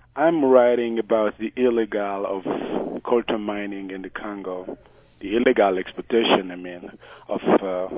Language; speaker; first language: English; non-native, fluent; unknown